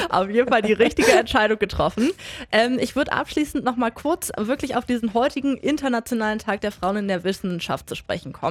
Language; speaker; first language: German; native; German